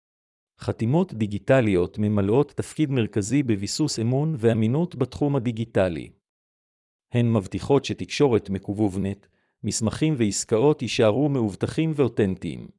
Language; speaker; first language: Hebrew; native; Hebrew